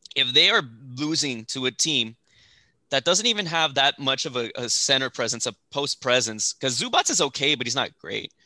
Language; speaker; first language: English; early bilingual, other home language; Spanish